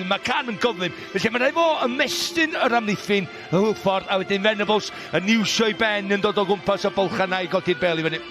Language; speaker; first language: Welsh; native; Welsh